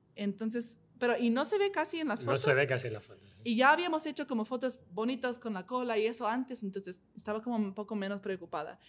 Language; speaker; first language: Spanish; non-native, fluent; English